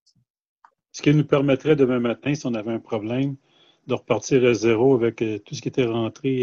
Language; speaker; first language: French; native; French